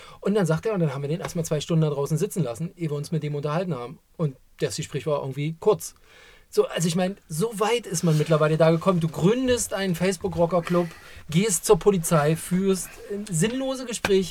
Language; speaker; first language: German; native; German